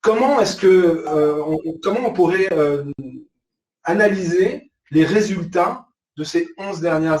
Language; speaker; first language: French; native; French